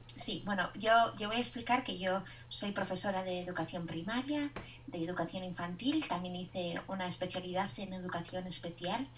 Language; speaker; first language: Spanish; native; Spanish